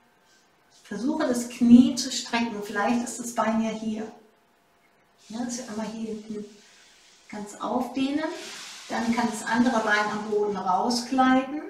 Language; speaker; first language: German; native; German